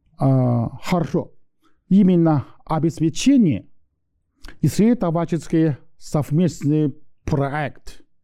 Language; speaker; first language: Russian; non-native, learner; Chinese